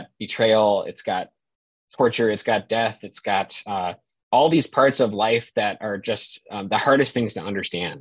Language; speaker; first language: English; native; English